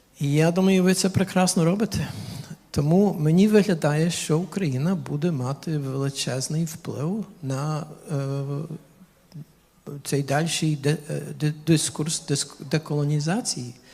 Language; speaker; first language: Ukrainian; early bilingual, heritage; Ukrainian